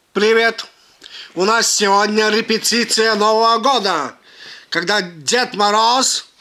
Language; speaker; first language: Russian; early bilingual, heritage; Russian